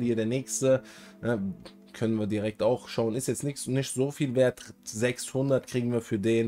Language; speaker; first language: German; native; German